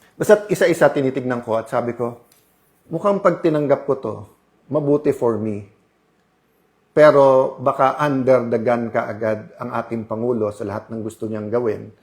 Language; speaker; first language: Filipino; native; Filipino